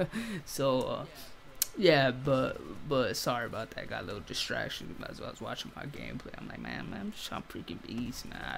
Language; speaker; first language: English; native; English